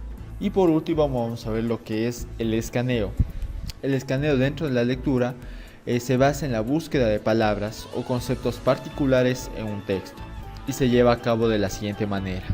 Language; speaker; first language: Spanish; native; Spanish